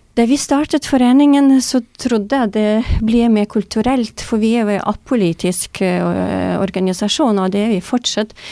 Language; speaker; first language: Norwegian; non-native, fluent; Ukrainian